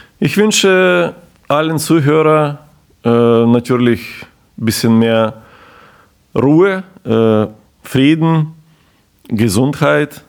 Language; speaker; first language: German; non-native, fluent; Ukrainian